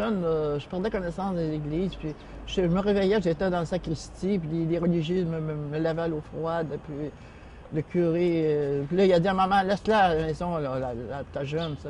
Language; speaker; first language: French; native; French